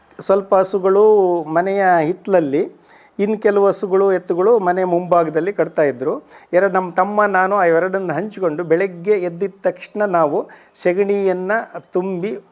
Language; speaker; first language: Kannada; native; Kannada